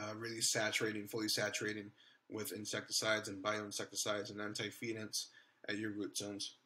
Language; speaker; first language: English; native; English